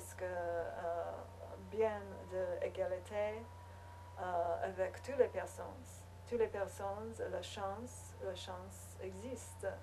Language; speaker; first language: French; non-native, learner; English